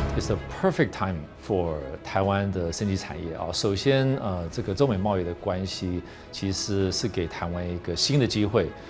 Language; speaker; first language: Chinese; non-native, fluent; English